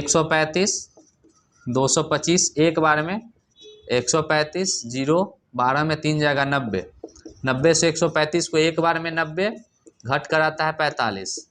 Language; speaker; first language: Hindi; native; Hindi